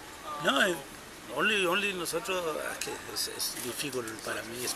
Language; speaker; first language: Spanish; native; Spanish